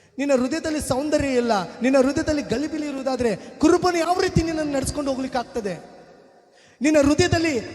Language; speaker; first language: Kannada; non-native, local second language; Telugu